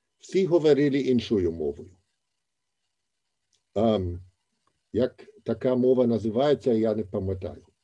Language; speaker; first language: Ukrainian; non-native, fluent; German